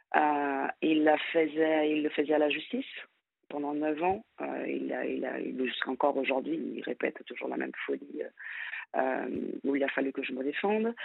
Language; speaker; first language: French; non-native, fluent; Portuguese